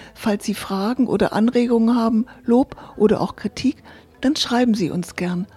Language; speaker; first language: German; native; German